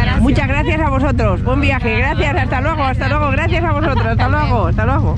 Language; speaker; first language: Spanish; native; Spanish